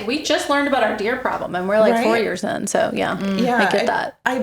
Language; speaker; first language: English; native; English